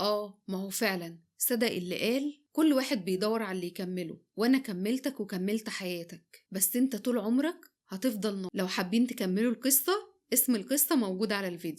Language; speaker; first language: Arabic; native; Arabic